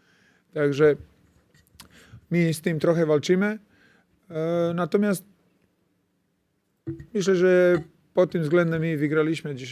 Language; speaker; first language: Polish; non-native, fluent; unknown